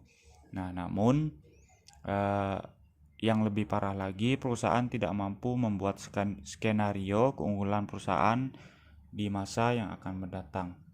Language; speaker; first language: Indonesian; native; Indonesian